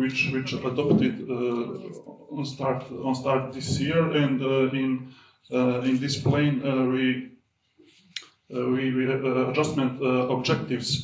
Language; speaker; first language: English; non-native, learner; Serbian